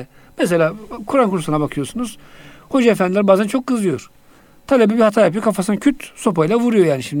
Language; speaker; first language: Turkish; native; Turkish